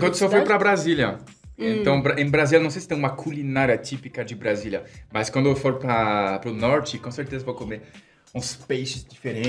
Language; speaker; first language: Portuguese; non-native, fluent; French